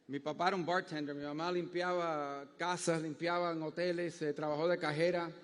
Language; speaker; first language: Spanish; early bilingual, heritage; Spanish